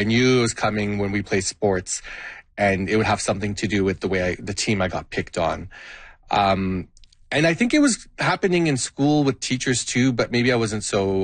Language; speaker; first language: English; non-native, fluent; Gujarati